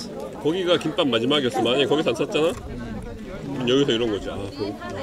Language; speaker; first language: Korean; native; Korean